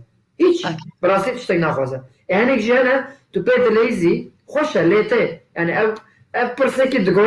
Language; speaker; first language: Kurdish; non-native, local second language; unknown